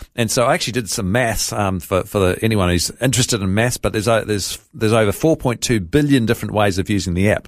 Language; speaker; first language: English; native; English